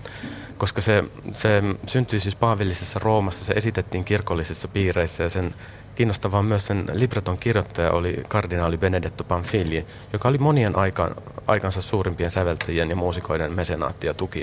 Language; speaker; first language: Finnish; native; Finnish